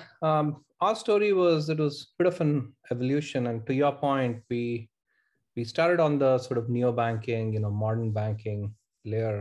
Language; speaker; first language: English; non-native, local second language; Hindi